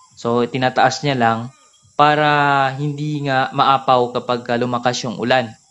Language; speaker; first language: Filipino; non-native, local second language; Cebuano